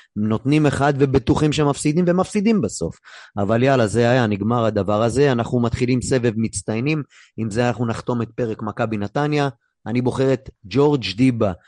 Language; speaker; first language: Hebrew; native; Hebrew